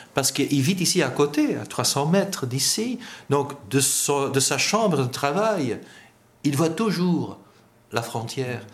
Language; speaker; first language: French; non-native, fluent; Dutch